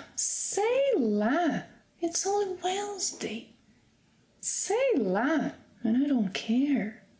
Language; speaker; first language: English; non-native, fluent; Portuguese